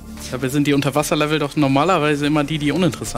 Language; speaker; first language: German; native; German